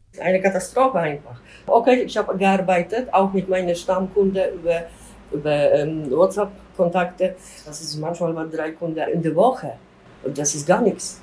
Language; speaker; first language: German; non-native, learner; Polish